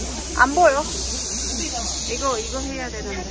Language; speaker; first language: Korean; non-native, fluent; Cebuano